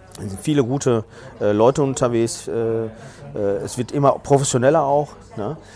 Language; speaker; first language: German; early bilingual, other home language; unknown